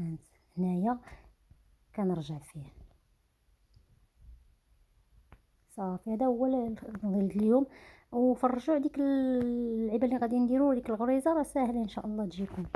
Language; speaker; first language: Arabic; native; Arabic